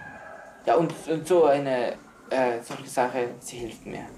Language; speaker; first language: German; non-native, learner; Persian